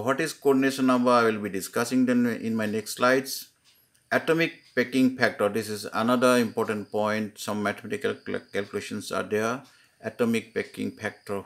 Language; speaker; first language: English; non-native, local second language; Assamese